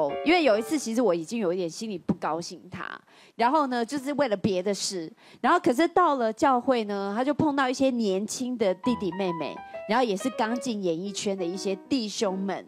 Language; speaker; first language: Chinese; native; Chinese